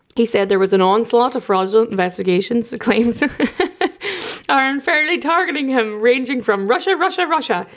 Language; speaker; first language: English; native; English